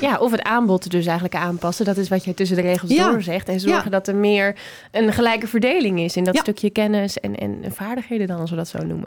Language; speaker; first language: Dutch; native; Dutch